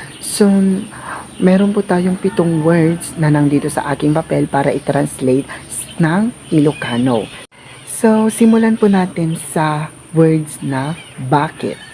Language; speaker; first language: Filipino; non-native, local second language; Iloko